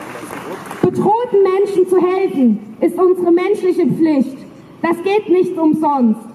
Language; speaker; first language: German; native; German